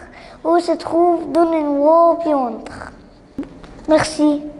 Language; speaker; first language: French; non-native, learner; Arabic